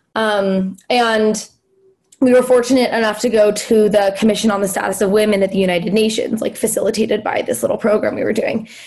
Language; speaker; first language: English; native; English